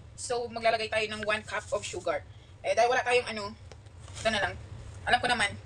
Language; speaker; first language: Filipino; non-native, local second language; Iloko